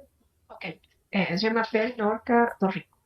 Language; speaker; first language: French; non-native, learner; Spanish